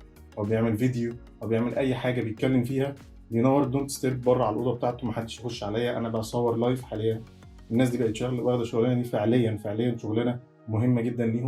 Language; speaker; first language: Arabic; native; Arabic